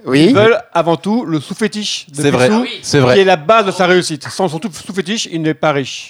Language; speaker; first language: French; native; French